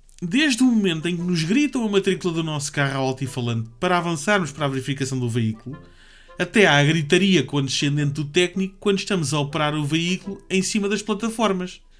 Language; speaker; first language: Portuguese; native; Portuguese